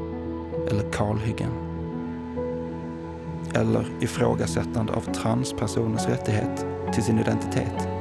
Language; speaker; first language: Swedish; native; Swedish